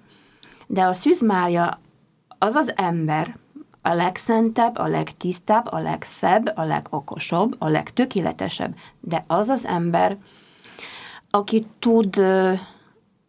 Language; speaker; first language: Hungarian; non-native, fluent; Polish